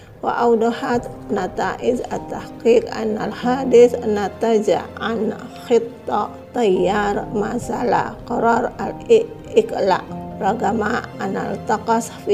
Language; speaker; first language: Arabic; non-native, learner; Indonesian